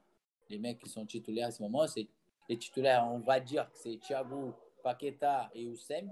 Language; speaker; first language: French; non-native, fluent; Portuguese